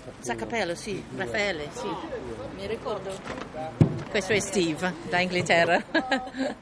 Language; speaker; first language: Italian; non-native, learner; English